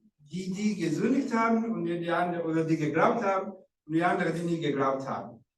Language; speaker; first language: German; non-native, learner; Rundi